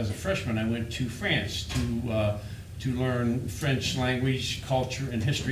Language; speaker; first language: English; native; English